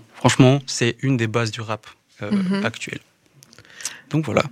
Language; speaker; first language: French; native; French